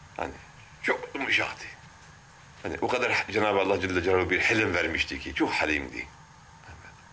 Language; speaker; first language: Turkish; non-native, local second language; Kurdish